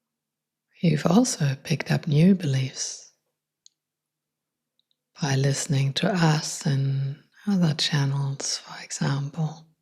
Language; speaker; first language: English; non-native, fluent; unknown